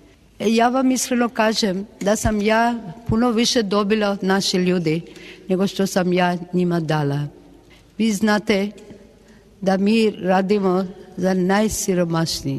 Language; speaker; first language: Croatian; non-native, local second language; Albanian